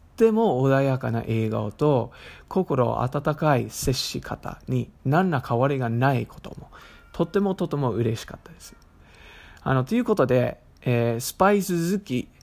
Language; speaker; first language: Japanese; non-native, fluent; English